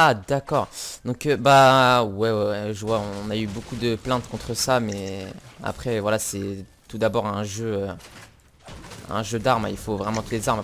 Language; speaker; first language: French; native; French